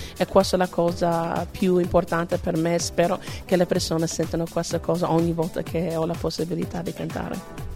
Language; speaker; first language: Italian; non-native, fluent; English